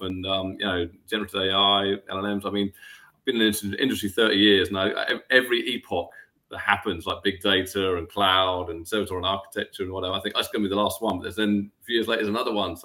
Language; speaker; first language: English; native; English